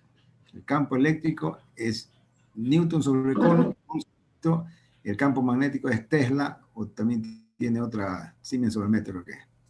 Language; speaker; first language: Spanish; native; Spanish